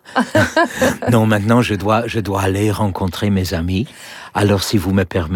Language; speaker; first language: French; non-native, learner; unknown